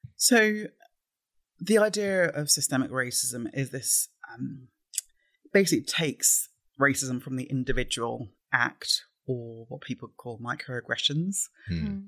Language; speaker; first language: English; native; English